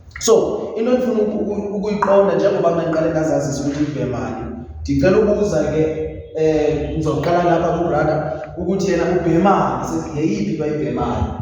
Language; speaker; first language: Zulu; non-native, local second language; Xhosa